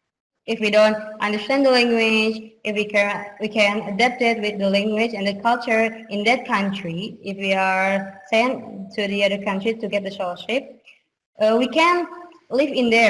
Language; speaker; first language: English; non-native, learner; Indonesian